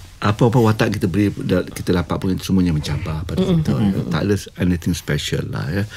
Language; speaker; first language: Malay; native; Malay